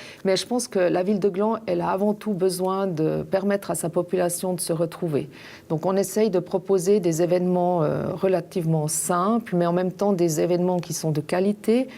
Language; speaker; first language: French; native; French